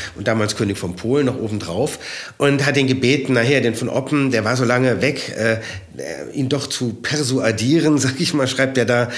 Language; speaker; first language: German; native; German